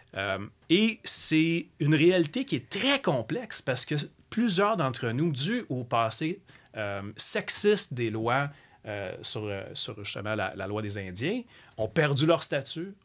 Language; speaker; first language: French; native; French